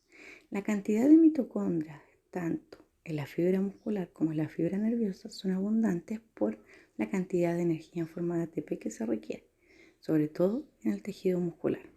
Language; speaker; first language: Spanish; native; Spanish